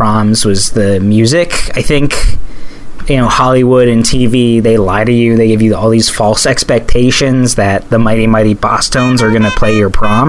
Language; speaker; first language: English; native; English